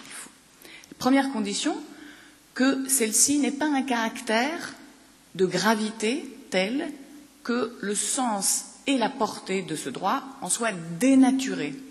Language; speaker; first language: French; native; French